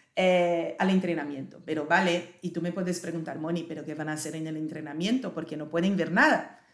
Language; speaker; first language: Spanish; non-native, fluent; Portuguese